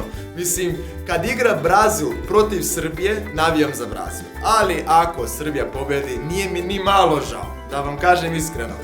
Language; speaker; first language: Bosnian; non-native, fluent; Portuguese